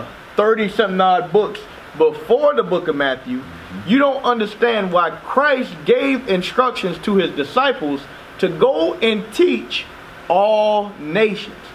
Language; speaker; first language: English; native; English